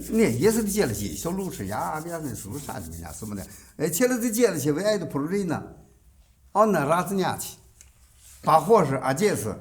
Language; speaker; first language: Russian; non-native, learner; Chinese